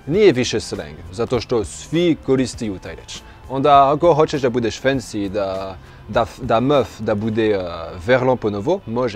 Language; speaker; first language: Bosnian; non-native, learner; French